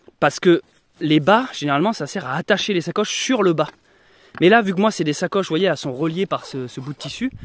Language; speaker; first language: French; native; French